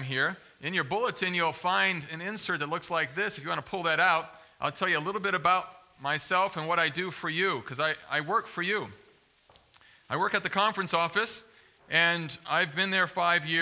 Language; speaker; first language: English; native; English